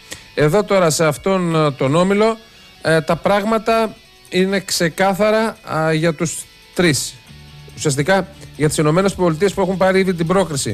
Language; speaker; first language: Greek; native; Greek